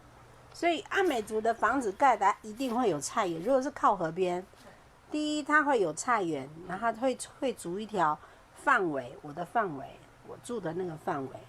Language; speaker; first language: Chinese; native; Chinese